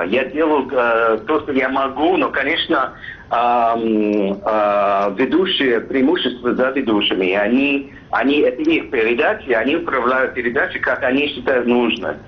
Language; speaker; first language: Russian; non-native, fluent; English